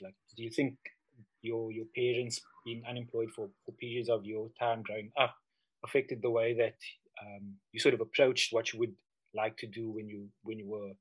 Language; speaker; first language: English; native; English